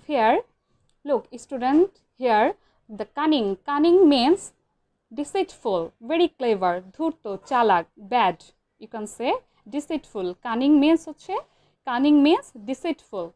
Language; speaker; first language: English; non-native, local second language; Bangla